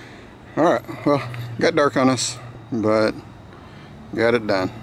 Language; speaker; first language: English; native; English